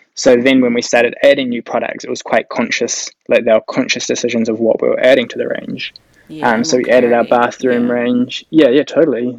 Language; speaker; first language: English; native; English